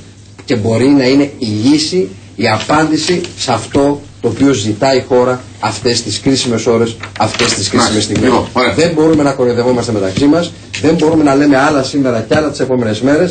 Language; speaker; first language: Greek; native; Greek